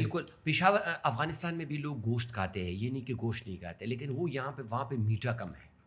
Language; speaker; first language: Urdu; non-native, local second language; Pashto